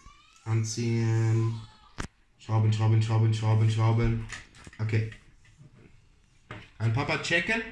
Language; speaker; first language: German; non-native, fluent; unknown